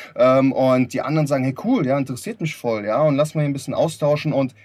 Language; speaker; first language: German; early bilingual, other home language; Lithuanian